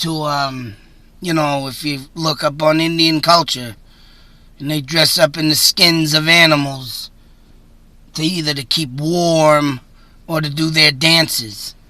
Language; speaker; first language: English; native; English